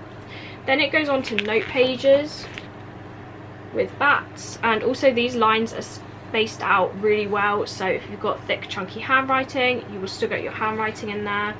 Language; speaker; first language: English; native; English